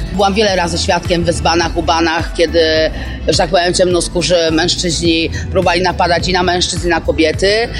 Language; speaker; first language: Polish; native; Polish